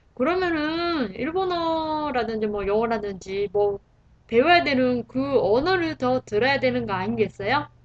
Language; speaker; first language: Korean; non-native, fluent; Japanese